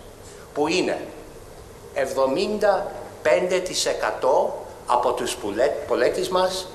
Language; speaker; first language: Greek; early bilingual, heritage; Greek